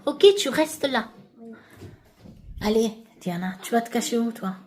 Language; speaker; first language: French; non-native, learner; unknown